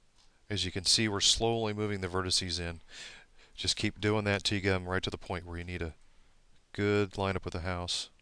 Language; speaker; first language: English; native; English